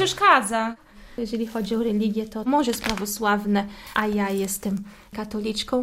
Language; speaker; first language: Polish; non-native, fluent; Portuguese